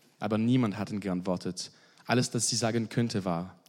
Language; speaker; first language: German; non-native, learner; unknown